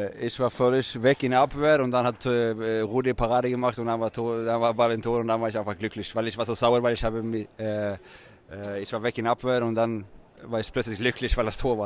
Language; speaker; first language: German; non-native, fluent; Swedish